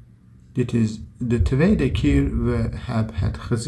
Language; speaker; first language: Dutch; non-native, learner; Turkish